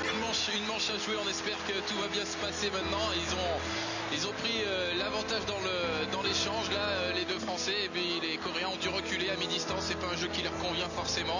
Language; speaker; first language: French; native; French